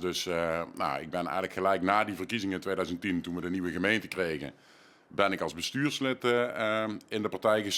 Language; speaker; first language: Dutch; native; Dutch